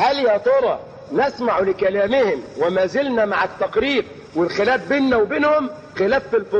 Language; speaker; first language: Arabic; native; Arabic